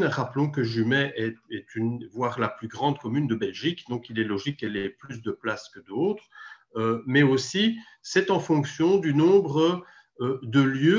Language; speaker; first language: French; native; French